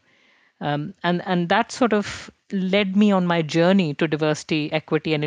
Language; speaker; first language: English; non-native, local second language; Hindi